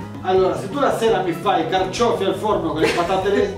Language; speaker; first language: Italian; native; Italian